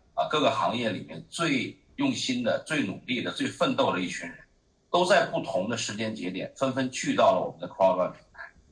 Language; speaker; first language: Chinese; native; Chinese